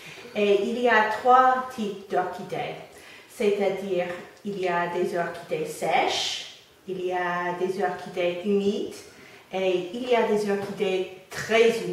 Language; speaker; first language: French; non-native, fluent; English